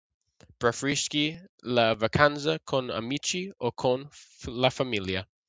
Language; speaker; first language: Italian; non-native, learner; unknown